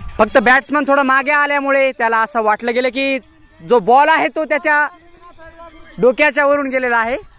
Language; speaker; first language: Marathi; non-native, local second language; Lambadi